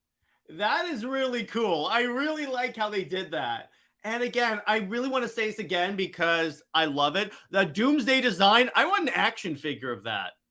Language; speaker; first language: English; native; English